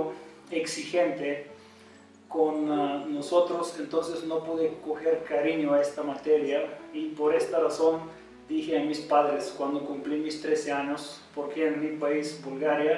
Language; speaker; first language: Spanish; non-native, fluent; Bulgarian